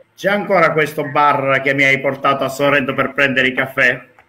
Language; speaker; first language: Italian; non-native, fluent; Greek